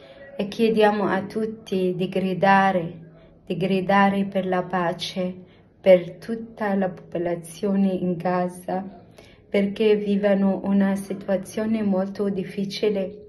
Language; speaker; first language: Italian; non-native, learner; Arabic